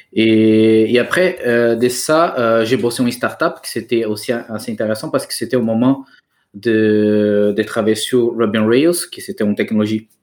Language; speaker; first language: French; non-native, fluent; Portuguese